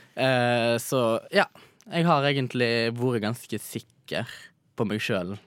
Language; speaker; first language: Norwegian; native; Norwegian